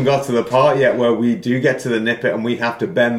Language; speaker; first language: English; native; English